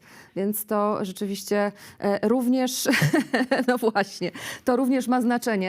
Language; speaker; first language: Polish; native; Polish